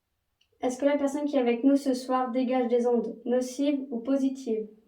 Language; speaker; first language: French; native; French